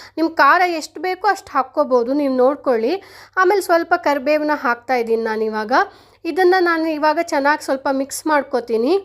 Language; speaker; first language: Kannada; non-native, local second language; Konkani